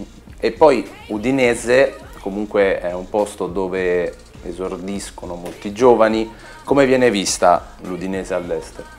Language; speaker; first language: Italian; native; Italian